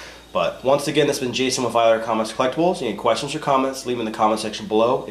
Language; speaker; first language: English; native; English